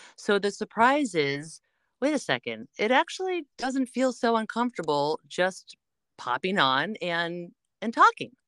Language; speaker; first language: English; native; English